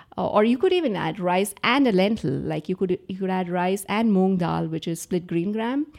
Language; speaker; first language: English; non-native, local second language; Telugu